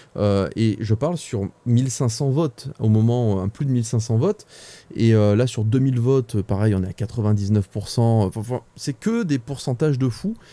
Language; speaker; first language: French; native; French